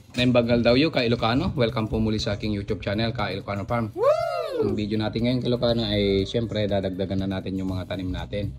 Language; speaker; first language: Filipino; non-native, local second language; Iloko